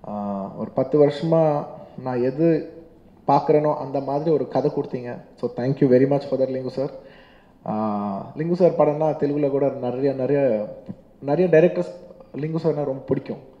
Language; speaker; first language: Tamil; non-native, local second language; Telugu